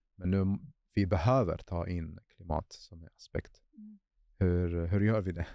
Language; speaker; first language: Swedish; non-native, fluent; Arabic